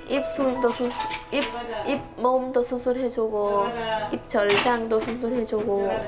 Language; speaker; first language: Korean; non-native, learner; Vietnamese